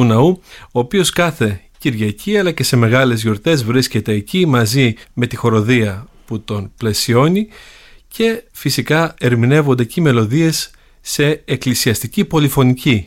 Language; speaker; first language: Greek; native; Greek